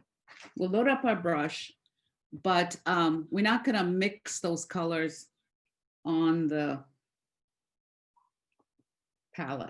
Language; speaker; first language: English; native; English